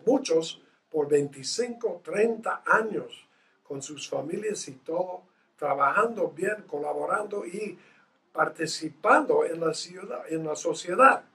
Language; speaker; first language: Spanish; non-native, fluent; English